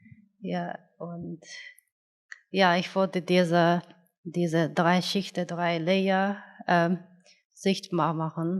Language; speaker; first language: German; non-native, fluent; Japanese